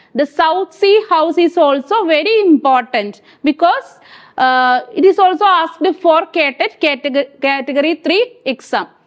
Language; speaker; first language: English; non-native, local second language; Malayalam